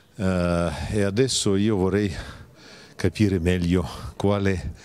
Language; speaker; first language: Italian; non-native, fluent; Russian